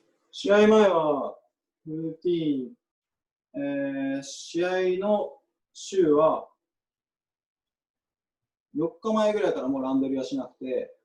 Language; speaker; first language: Japanese; native; Japanese